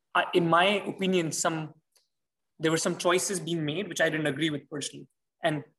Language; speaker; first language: English; non-native, local second language; Hindi